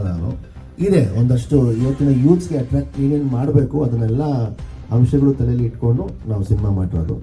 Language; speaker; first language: Kannada; non-native, local second language; Urdu